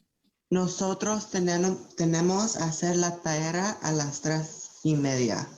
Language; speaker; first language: Spanish; non-native, learner; English